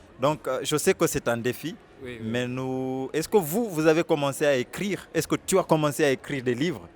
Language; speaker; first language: French; non-native, fluent; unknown